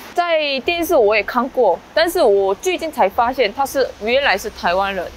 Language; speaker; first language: Chinese; non-native, fluent; Korean